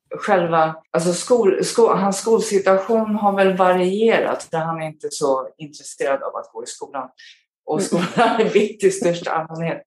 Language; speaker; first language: Swedish; native; Swedish